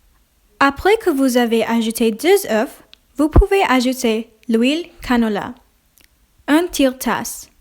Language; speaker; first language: French; non-native, learner; English